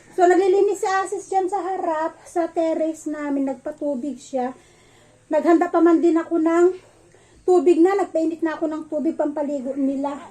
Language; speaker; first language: Filipino; native; Filipino